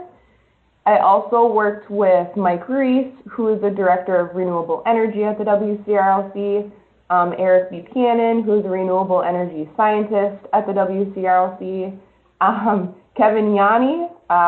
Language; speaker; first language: English; native; English